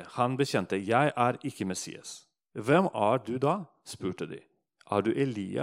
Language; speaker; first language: Norwegian; non-native, fluent; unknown